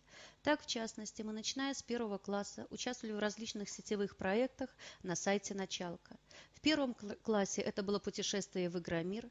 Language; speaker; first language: Russian; native; Russian